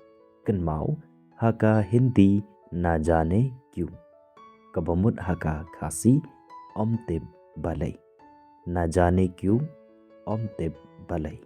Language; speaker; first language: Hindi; non-native, local second language; Khasi